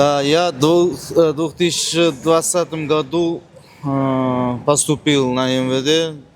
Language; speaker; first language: Russian; non-native, learner; Uzbek